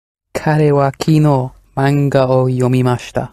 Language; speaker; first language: Japanese; non-native, learner; English